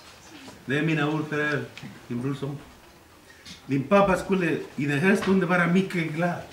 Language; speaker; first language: Swedish; non-native, learner; Spanish